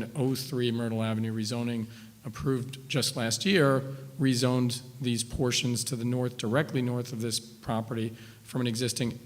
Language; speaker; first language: English; native; English